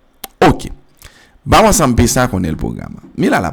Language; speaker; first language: Spanish; non-native, fluent; French